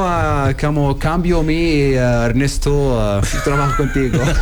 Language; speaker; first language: Spanish; non-native, learner; Arabic